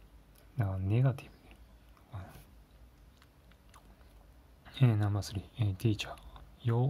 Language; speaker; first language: Japanese; non-native, learner; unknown